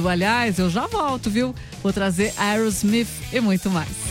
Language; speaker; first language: Portuguese; native; Portuguese